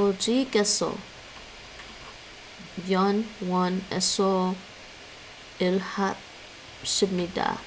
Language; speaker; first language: Korean; non-native, learner; English